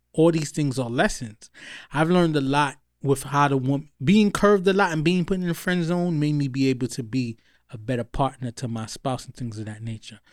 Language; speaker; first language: English; native; English